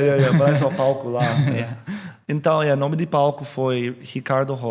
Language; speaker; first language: Portuguese; early bilingual, heritage; English